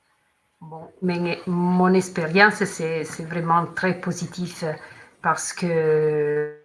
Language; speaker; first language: French; non-native, learner; Italian